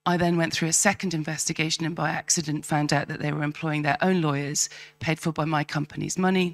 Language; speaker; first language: English; native; English